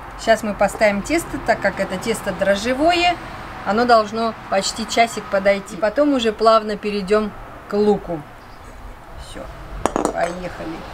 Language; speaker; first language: Russian; non-native, local second language; Armenian